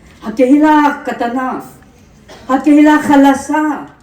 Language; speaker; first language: Hebrew; non-native, fluent; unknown